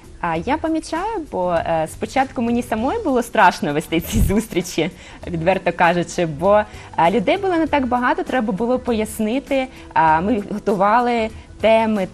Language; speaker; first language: Ukrainian; non-native, local second language; Russian